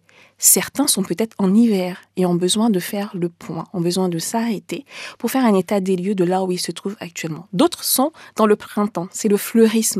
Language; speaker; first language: French; native; French